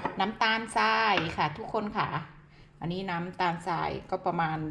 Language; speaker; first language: Thai; native; Thai